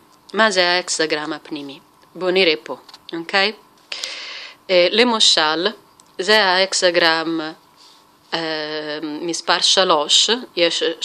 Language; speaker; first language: Hebrew; non-native, fluent; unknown